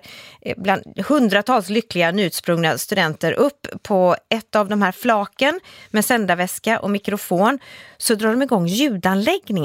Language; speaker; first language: Swedish; native; Swedish